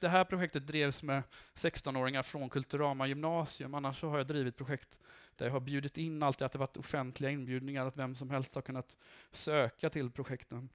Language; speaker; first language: Swedish; native; Swedish